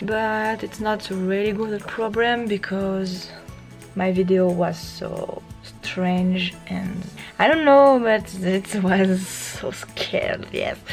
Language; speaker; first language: English; non-native, learner; French